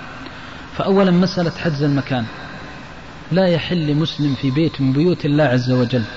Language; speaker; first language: Arabic; native; Arabic